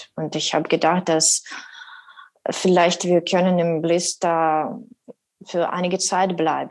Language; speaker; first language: German; non-native, learner; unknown